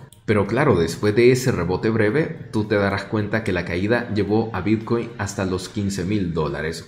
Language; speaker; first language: Spanish; native; Spanish